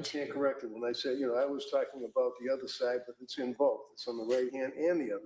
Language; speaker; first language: English; native; English